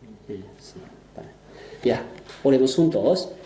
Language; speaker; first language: Spanish; non-native, fluent; Korean